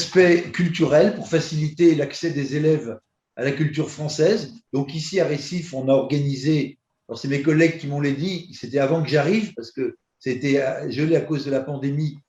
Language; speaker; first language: French; native; French